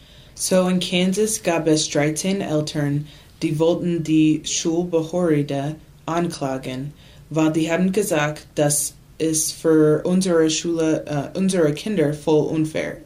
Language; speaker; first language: German; non-native, learner; English